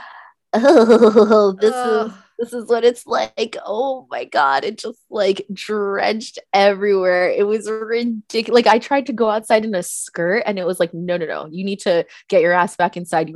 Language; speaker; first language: English; native; English